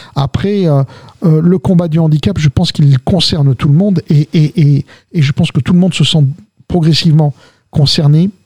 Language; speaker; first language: French; early bilingual, other home language; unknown